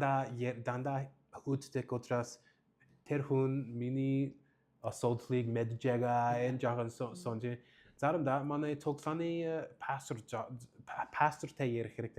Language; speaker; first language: Mongolian; non-native, learner; English